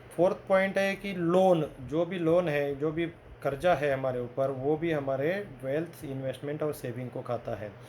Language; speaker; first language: Hindi; non-native, local second language; Marathi